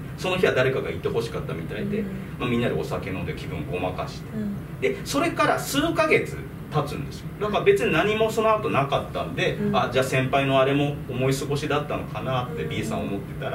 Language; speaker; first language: Japanese; native; Japanese